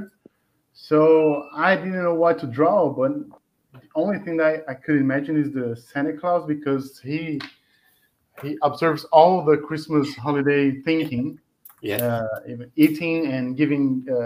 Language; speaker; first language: English; non-native, fluent; Portuguese